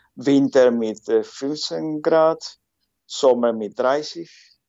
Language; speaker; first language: German; non-native, learner; Spanish